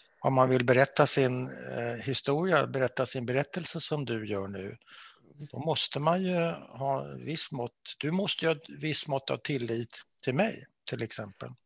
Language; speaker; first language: Swedish; native; Swedish